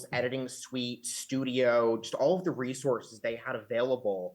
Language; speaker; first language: English; native; English